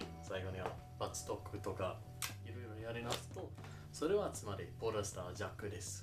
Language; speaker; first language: Japanese; non-native, learner; English